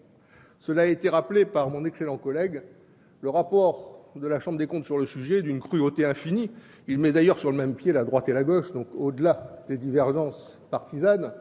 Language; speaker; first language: French; native; French